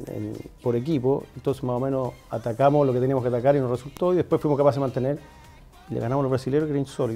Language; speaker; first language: Spanish; native; Spanish